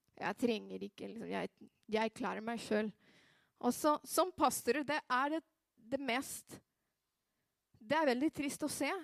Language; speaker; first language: Norwegian; non-native, fluent; Spanish